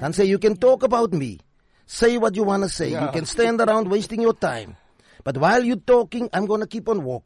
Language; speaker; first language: English; non-native, local second language; Afrikaans